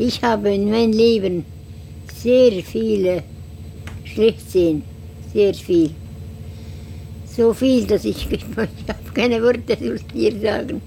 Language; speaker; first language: German; non-native, learner; Estonian